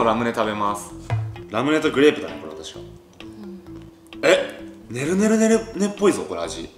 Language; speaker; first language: Japanese; native; Japanese